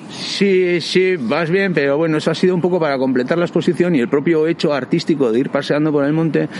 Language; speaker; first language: Spanish; native; Spanish